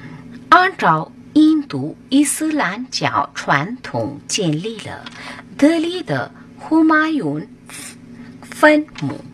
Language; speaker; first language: Chinese; non-native, learner; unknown